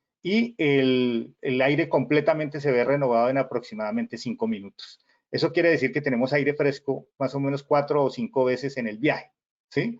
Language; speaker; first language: Spanish; native; Spanish